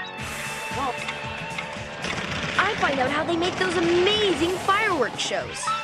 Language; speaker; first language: English; native; English